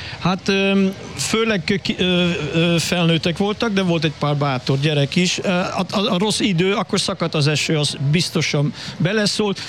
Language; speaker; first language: Hungarian; non-native, fluent; Dutch